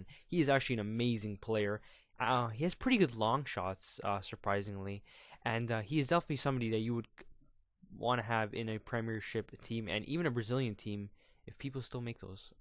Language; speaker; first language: English; native; English